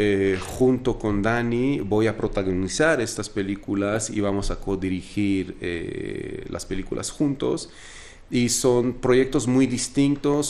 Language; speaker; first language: Spanish; non-native, fluent; Arabic